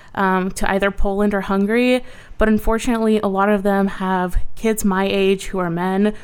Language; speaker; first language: English; early bilingual, other home language; Ukrainian